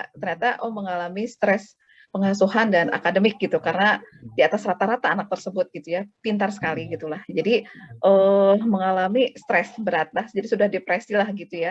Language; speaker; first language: Indonesian; native; Indonesian